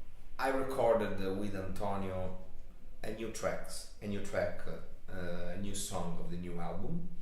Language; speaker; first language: English; non-native, learner; Italian